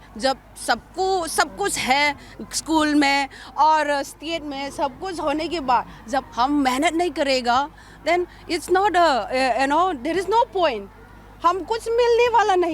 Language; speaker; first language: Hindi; non-native, local second language; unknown